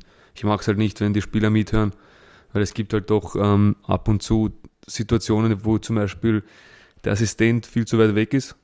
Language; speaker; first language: German; early bilingual, other home language; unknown